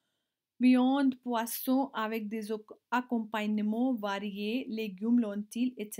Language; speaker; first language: French; non-native, learner; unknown